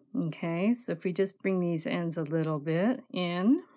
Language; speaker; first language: English; native; English